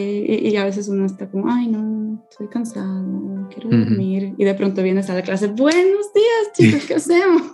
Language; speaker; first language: Spanish; non-native, fluent; Polish